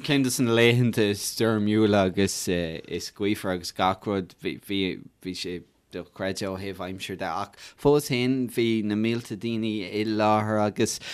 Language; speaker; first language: Irish; native; Irish